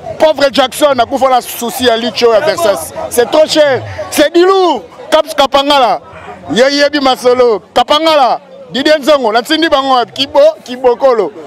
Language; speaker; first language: Lingala; native; Lingala